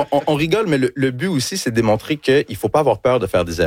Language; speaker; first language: French; early bilingual, other home language; English